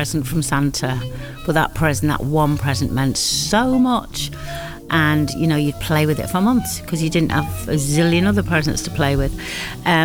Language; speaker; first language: English; native; English